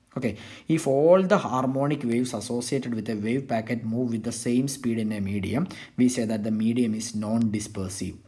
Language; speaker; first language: English; non-native, local second language; Malayalam